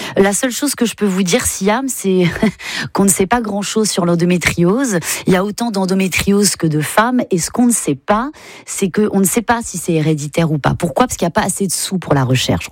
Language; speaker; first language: French; native; French